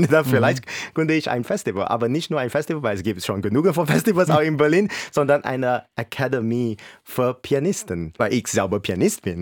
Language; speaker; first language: German; non-native, fluent; English